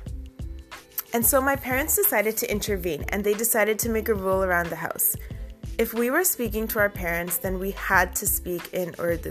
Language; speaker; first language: English; early bilingual, other home language; Urdu